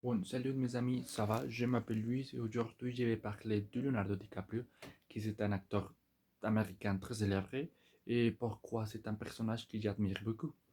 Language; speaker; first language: French; non-native, learner; Spanish